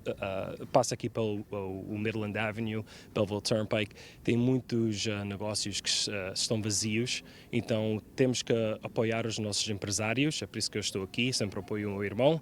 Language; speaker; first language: Portuguese; early bilingual, heritage; Portuguese